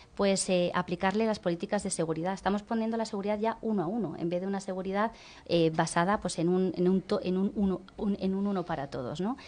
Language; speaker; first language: Spanish; native; Spanish